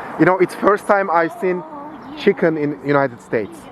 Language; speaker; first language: English; non-native, learner; Turkish